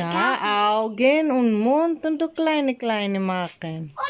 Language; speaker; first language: German; non-native, learner; Cebuano